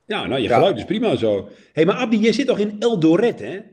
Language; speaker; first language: Dutch; native; Dutch